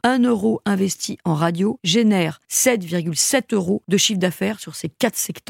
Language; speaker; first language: French; native; French